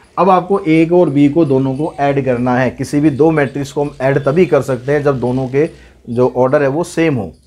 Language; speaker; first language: Hindi; native; Hindi